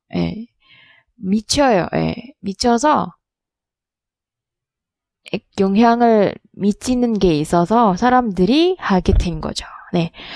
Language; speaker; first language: Korean; non-native, learner; Indonesian